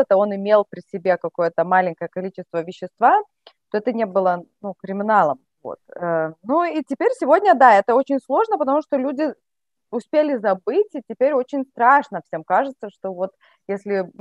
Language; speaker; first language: Russian; native; Russian